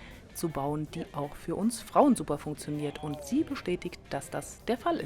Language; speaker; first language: German; native; German